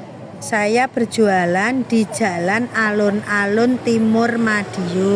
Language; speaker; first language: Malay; non-native, local second language; Javanese